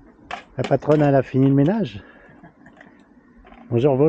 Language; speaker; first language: French; native; French